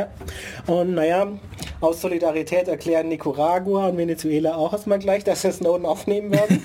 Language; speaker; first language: German; native; German